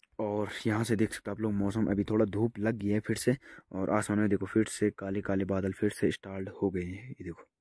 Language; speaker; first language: Hindi; native; Hindi